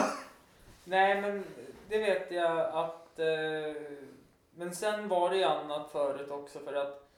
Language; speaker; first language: Swedish; native; Swedish